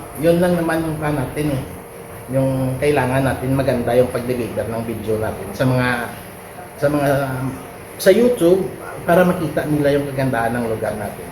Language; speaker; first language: Filipino; non-native, local second language; Hiligaynon